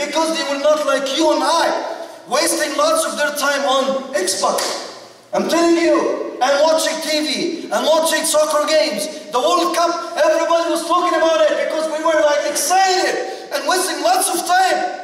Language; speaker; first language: English; non-native, fluent; Arabic